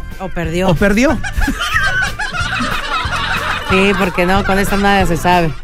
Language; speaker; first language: Spanish; native; Spanish